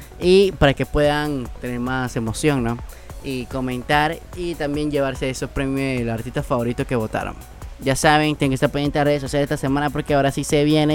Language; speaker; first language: Spanish; native; Spanish